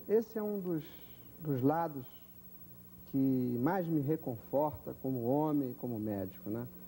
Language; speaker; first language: Portuguese; native; Portuguese